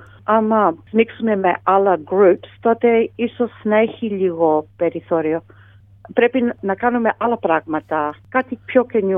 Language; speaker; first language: Greek; early bilingual, heritage; Greek